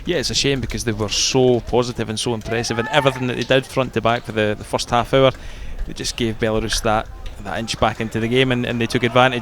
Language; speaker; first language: English; native; English